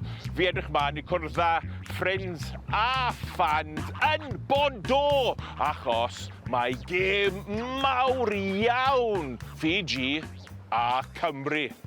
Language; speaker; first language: Welsh; non-native, local second language; English